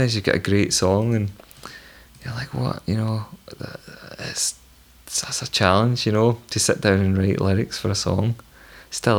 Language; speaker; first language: English; native; English